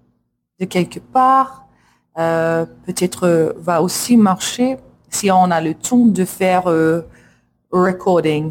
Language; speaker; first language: French; non-native, learner; English